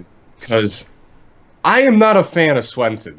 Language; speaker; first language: English; native; English